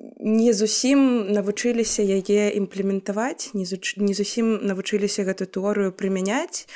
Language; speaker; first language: Belarusian; non-native, local second language; Russian